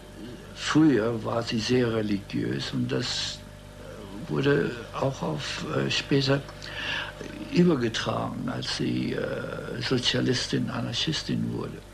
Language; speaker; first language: German; early bilingual, heritage; German